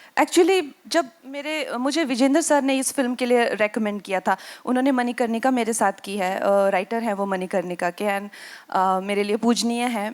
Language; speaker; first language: Hindi; native; Hindi